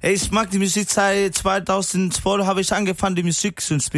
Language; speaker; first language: German; non-native, learner; Spanish